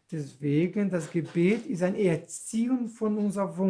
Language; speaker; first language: German; non-native, learner; Portuguese